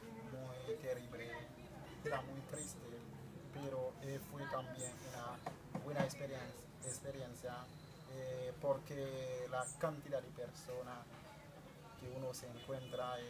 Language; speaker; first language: Spanish; non-native, fluent; Haitian Creole